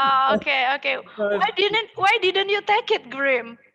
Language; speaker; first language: English; non-native, fluent; Indonesian